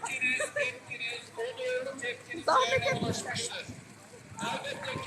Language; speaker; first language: Turkish; native; Turkish